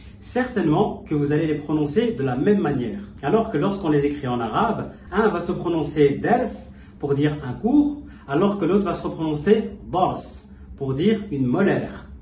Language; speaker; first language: French; native; French